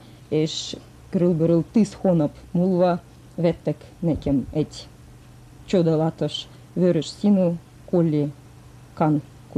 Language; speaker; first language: Hungarian; non-native, fluent; Russian